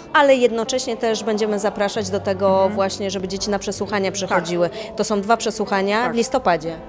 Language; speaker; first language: Polish; native; Polish